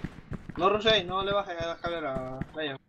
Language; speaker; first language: Spanish; native; Spanish